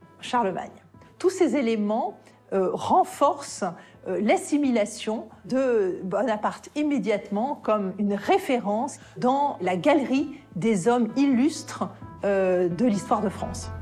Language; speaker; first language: French; native; French